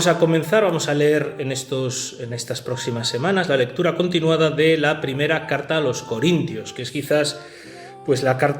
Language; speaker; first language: Spanish; native; Spanish